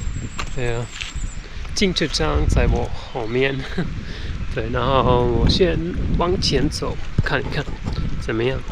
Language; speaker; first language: Chinese; non-native, fluent; German